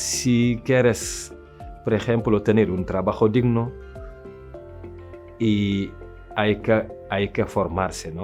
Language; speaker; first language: Spanish; non-native, local second language; French